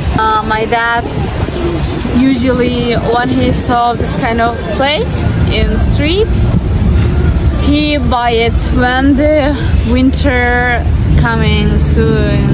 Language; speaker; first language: English; non-native, learner; Turkish